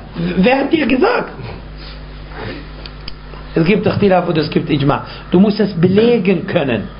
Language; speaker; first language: German; non-native, fluent; Arabic